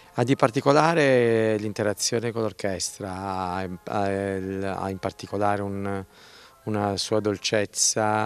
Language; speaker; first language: Italian; native; Italian